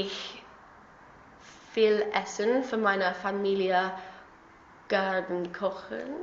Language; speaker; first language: German; non-native, learner; English